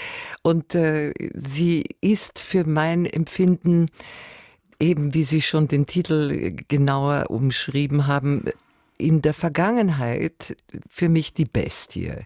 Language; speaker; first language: German; native; German